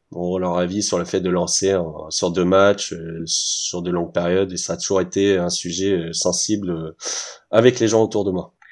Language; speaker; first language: French; early bilingual, heritage; French